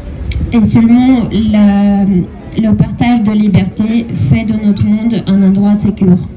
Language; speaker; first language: French; non-native, fluent; Ukrainian